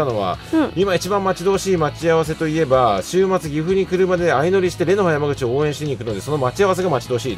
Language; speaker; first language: Japanese; native; Japanese